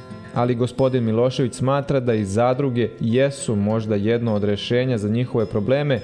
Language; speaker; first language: Serbian; native; Serbian